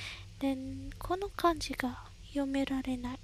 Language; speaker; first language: Japanese; non-native, learner; English